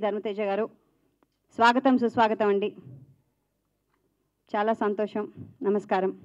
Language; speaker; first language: Telugu; native; Telugu